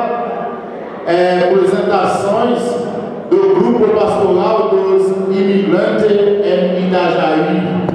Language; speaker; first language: Portuguese; non-native, learner; Haitian Creole